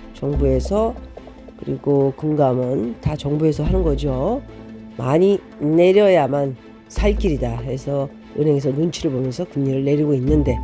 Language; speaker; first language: Korean; native; Korean